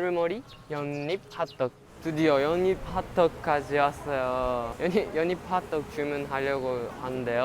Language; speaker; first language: Korean; non-native, learner; Japanese